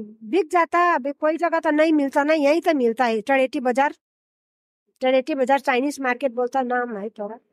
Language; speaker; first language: Hindi; non-native, local second language; Chinese